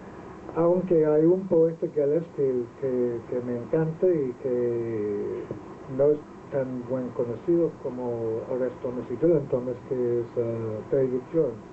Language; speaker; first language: Spanish; non-native, fluent; Welsh